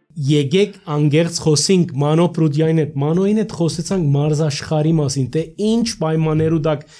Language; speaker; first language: Armenian; early bilingual, heritage; Armenian